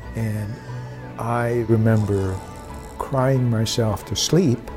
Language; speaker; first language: English; early bilingual, other home language; German